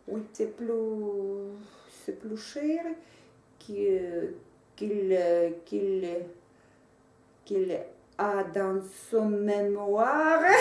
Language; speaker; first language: French; non-native, learner; Russian